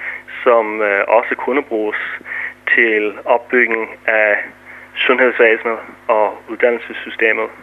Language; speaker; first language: Danish; non-native, fluent; English